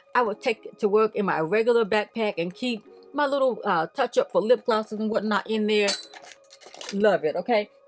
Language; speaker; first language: English; native; English